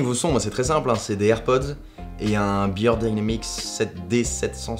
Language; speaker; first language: French; native; French